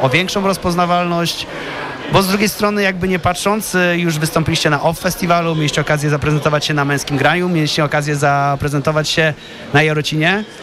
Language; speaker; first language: Polish; native; Polish